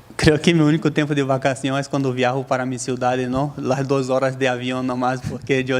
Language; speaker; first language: Spanish; native; Spanish